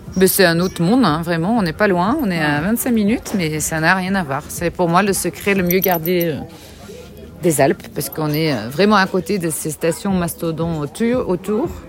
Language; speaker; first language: French; non-native, local second language; Dutch